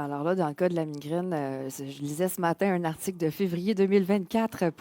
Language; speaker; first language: French; native; French